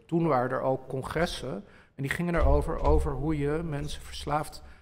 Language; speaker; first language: Dutch; native; Dutch